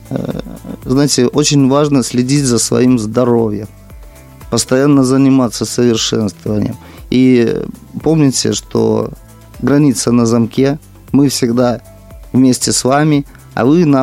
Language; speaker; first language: Russian; native; Russian